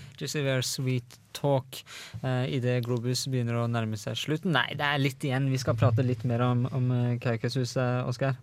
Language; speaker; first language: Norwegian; native; Norwegian